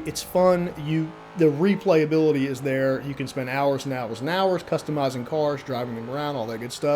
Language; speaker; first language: English; native; English